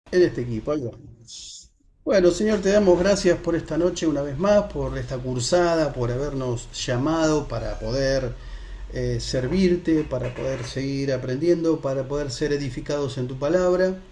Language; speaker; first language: Spanish; native; Spanish